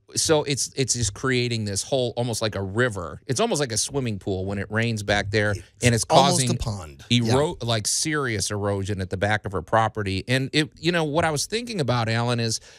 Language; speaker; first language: English; native; English